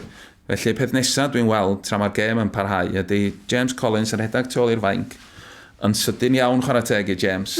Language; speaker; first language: Welsh; native; Welsh